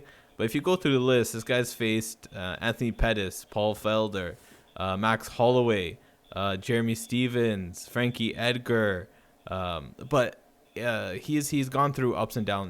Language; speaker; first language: English; native; English